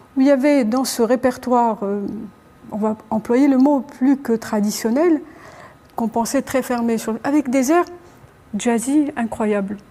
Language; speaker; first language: French; non-native, local second language; Arabic